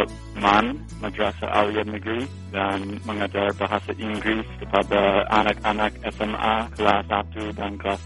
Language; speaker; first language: Indonesian; non-native, fluent; English